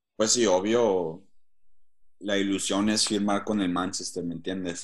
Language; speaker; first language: Spanish; early bilingual, heritage; Spanish